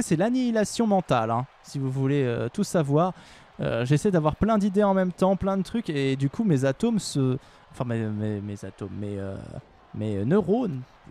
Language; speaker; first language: French; native; French